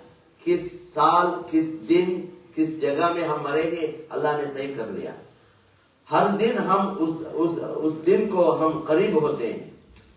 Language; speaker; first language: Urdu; non-native, fluent; Tamil